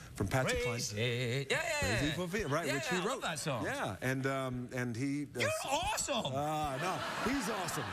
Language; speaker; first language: English; native; English